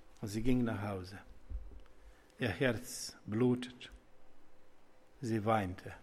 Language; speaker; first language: German; non-native, learner; Croatian